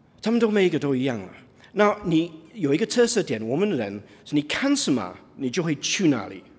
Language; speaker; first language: Chinese; non-native, fluent; English